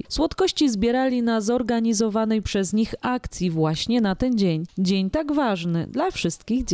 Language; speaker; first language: Polish; native; Polish